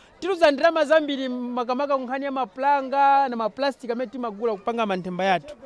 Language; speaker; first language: Nyanja; non-native, local second language; Bemba